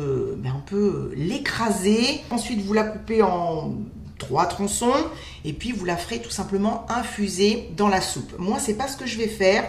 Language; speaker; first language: French; native; French